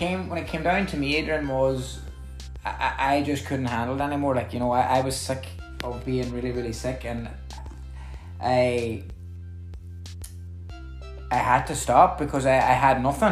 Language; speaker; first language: English; native; English